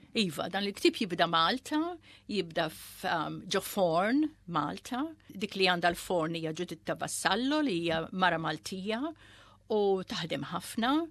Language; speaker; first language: Maltese; early bilingual, heritage; Maltese